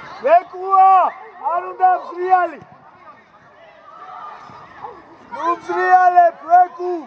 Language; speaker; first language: Georgian; native; Georgian